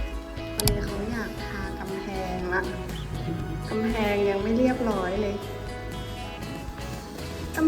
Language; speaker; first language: Thai; native; Thai